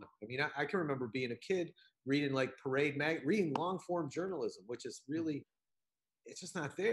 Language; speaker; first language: English; native; English